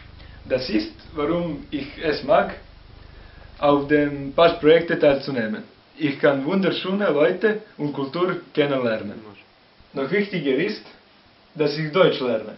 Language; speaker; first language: German; non-native, learner; Serbian